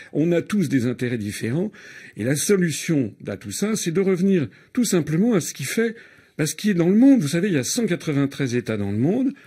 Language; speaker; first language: French; native; French